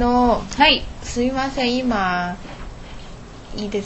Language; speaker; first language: Japanese; non-native, learner; Chinese